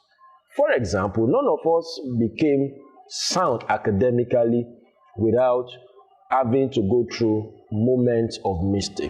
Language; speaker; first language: English; non-native, local second language; Yoruba